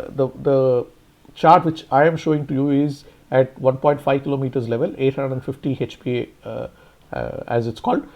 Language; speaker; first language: English; non-native, local second language; Tamil